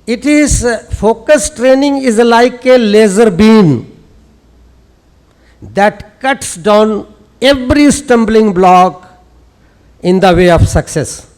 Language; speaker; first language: Hindi; native; Hindi